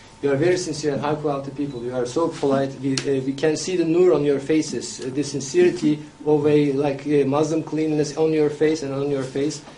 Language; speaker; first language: English; non-native, fluent; Turkish